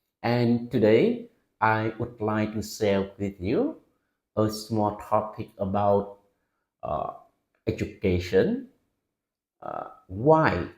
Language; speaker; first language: English; non-native, fluent; Vietnamese